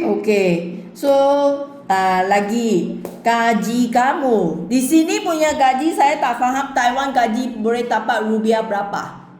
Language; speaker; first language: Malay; non-native, local second language; Chinese